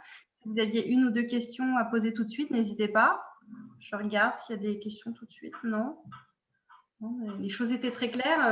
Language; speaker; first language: French; native; French